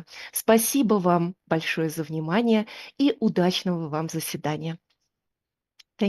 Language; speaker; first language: Russian; native; Russian